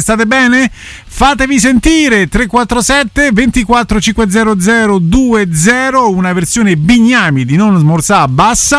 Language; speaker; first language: Italian; native; Italian